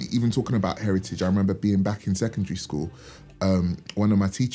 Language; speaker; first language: English; native; English